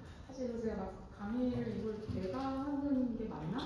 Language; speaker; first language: Korean; native; Korean